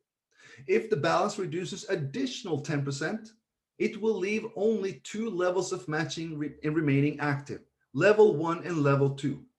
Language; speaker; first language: English; non-native, fluent; Swedish